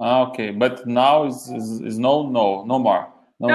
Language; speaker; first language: English; non-native, learner; Portuguese